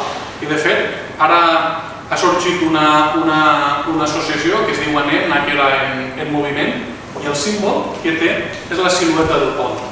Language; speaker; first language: Catalan; native; Catalan